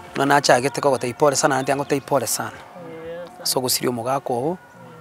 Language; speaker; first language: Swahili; non-native, local second language; Gusii